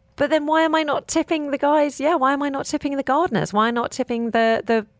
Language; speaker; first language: English; native; English